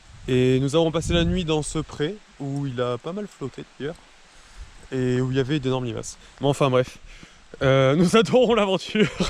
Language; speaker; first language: French; native; French